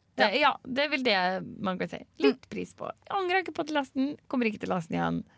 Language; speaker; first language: Norwegian; native; Norwegian